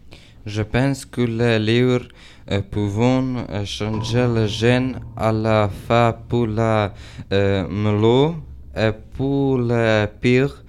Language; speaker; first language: French; non-native, learner; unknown